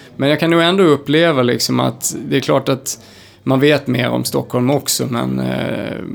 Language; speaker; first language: Swedish; native; Swedish